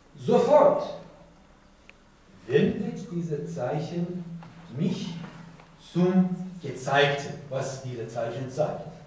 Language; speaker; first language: German; non-native, learner; Persian